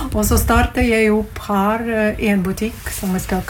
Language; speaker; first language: Norwegian; non-native, learner; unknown